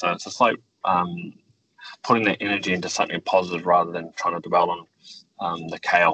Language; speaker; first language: English; native; English